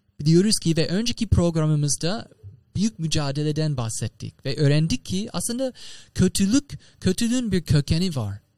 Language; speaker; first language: Turkish; non-native, fluent; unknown